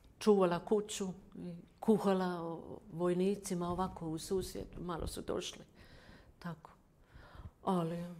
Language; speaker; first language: Croatian; non-native, fluent; German